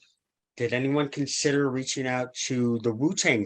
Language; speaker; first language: English; native; English